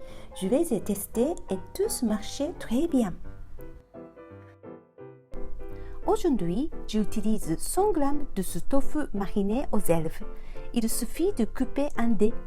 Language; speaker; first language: French; non-native, fluent; Japanese